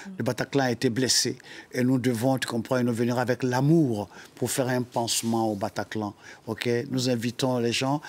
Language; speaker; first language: French; non-native, local second language; Dyula